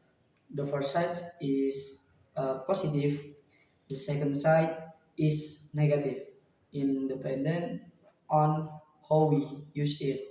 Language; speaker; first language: English; non-native, learner; Indonesian